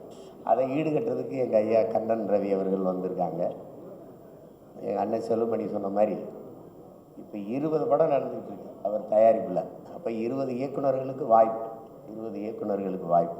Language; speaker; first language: Tamil; native; Tamil